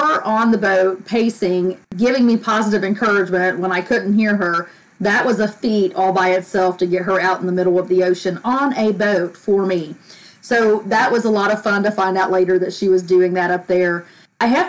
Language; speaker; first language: English; native; English